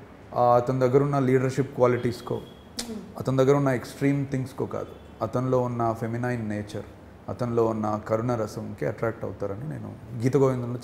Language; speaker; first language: Telugu; native; Telugu